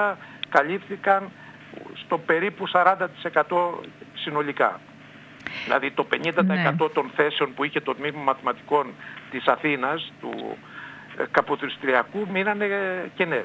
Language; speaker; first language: Greek; native; Greek